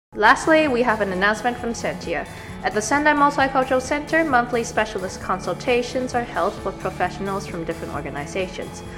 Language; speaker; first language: English; native; English